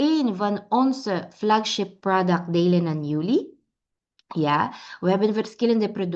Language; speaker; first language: Dutch; non-native, learner; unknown